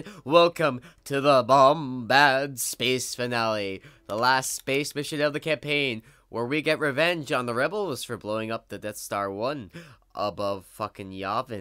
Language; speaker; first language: English; native; English